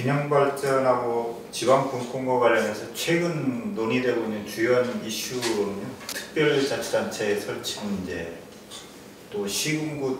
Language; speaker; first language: Korean; native; Korean